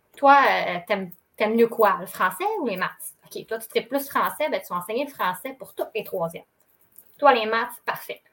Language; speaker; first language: French; native; French